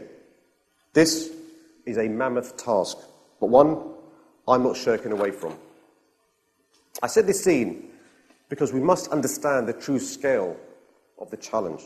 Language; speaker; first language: English; native; English